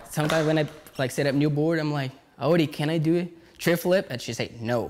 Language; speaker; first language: English; non-native, learner; Portuguese